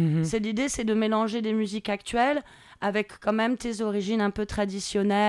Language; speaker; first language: French; native; French